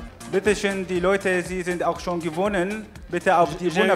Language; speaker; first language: German; non-native, fluent; Arabic